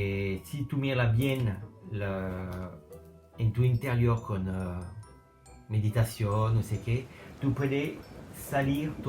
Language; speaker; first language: Spanish; non-native, learner; French